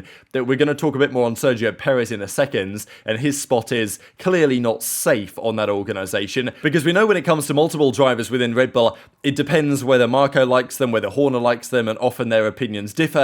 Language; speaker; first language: English; native; English